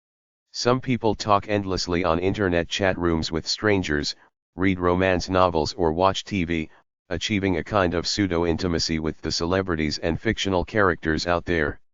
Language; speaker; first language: English; native; English